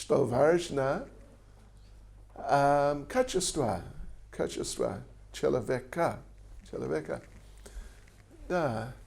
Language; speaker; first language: Russian; non-native, learner; English